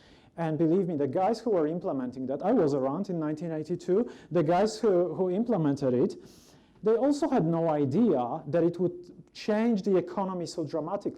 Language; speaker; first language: English; non-native, fluent; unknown